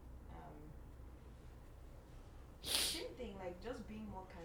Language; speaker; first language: English; non-native, local second language; Yoruba